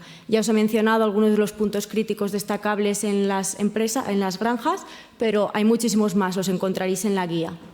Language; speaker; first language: Spanish; native; Spanish